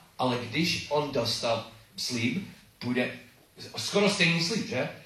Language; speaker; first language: Czech; non-native, learner; English